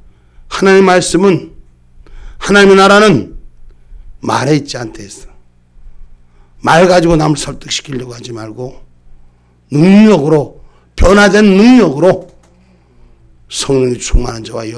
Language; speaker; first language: Korean; native; Korean